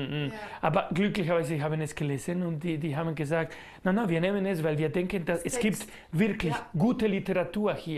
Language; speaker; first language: German; non-native, learner; Spanish